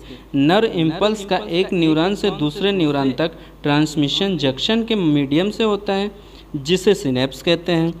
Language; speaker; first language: Hindi; native; Hindi